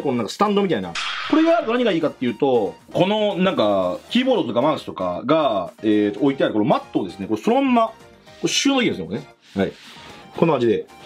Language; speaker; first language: Japanese; native; Japanese